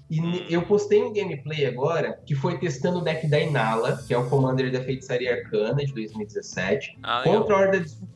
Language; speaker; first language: Portuguese; native; Portuguese